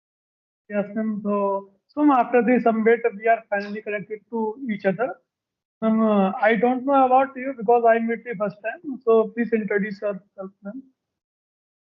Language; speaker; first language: English; non-native, learner; Hindi